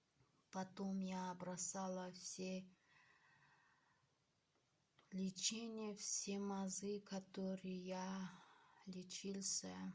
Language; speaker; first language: Russian; non-native, local second language; Tajik